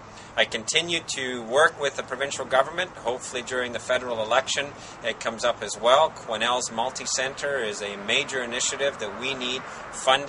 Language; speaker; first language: English; native; English